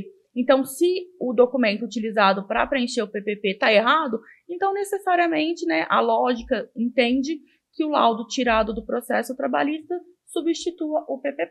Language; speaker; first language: Portuguese; native; Portuguese